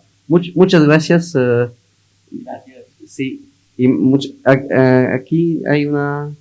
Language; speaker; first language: Spanish; non-native, learner; French